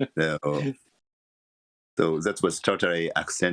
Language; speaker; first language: English; non-native, learner; Japanese